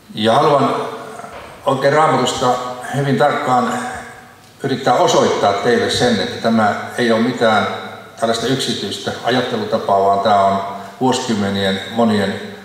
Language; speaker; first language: Finnish; native; Finnish